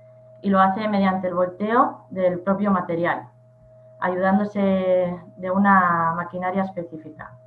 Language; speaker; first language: Spanish; native; Spanish